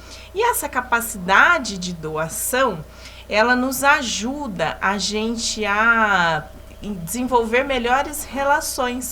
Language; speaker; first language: Portuguese; native; Portuguese